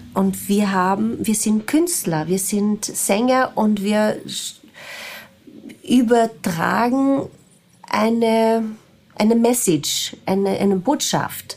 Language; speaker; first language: German; non-native, fluent; Portuguese